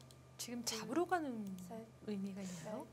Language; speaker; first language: Korean; native; Korean